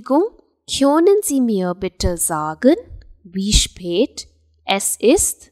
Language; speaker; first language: German; non-native, fluent; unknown